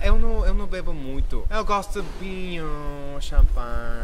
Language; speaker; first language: Portuguese; non-native, fluent; Spanish